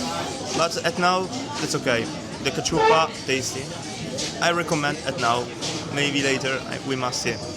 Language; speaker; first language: English; non-native, fluent; Italian